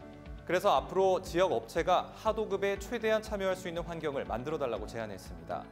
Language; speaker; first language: Korean; native; Korean